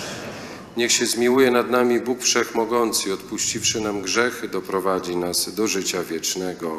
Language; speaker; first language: Polish; native; Polish